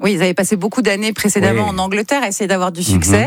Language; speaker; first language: French; native; French